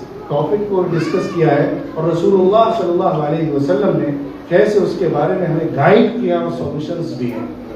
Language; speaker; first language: Urdu; native; Urdu